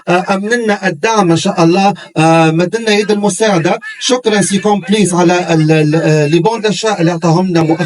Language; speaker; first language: Arabic; native; Arabic